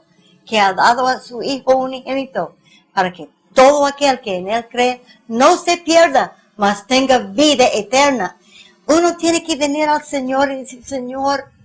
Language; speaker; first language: Spanish; non-native, fluent; English